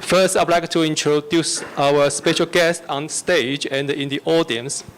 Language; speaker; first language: English; non-native, fluent; Chinese